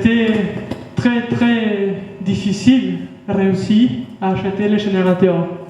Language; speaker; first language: French; non-native, fluent; Spanish